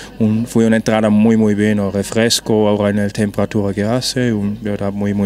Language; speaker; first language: Spanish; non-native, fluent; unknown